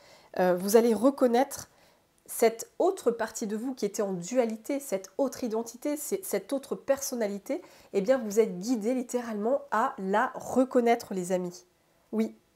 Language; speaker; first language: French; native; French